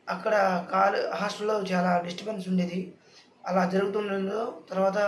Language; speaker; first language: Telugu; non-native, local second language; Lambadi